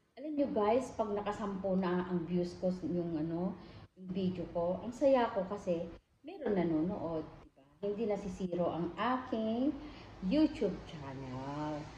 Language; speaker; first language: Filipino; non-native, local second language; Iloko